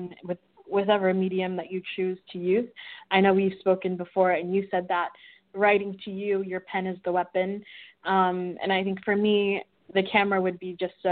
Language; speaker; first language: English; native; English